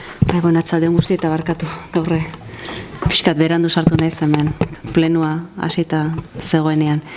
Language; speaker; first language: Basque; native; Basque